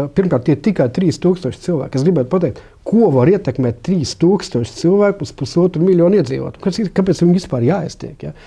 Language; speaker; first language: Latvian; non-native, local second language; Russian